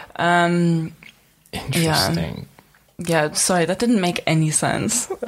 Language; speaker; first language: English; non-native, fluent; Czech